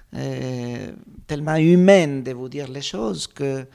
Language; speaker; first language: French; non-native, fluent; Spanish